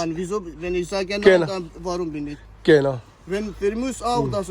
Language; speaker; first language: German; non-native, learner; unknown